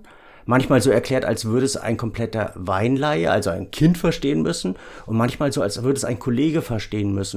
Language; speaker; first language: German; native; German